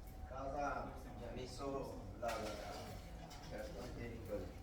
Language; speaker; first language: Italian; non-native, learner; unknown